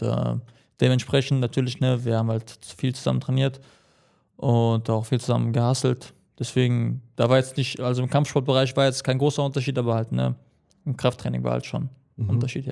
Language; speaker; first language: German; early bilingual, other home language; Chechen